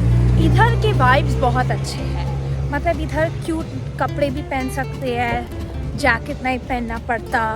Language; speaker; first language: Hindi; non-native, local second language; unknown